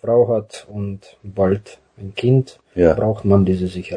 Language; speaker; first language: German; non-native, fluent; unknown